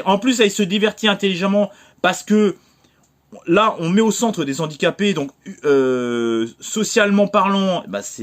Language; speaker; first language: French; native; French